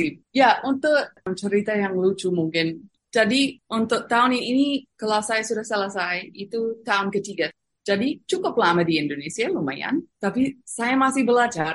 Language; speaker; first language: Indonesian; non-native, fluent; English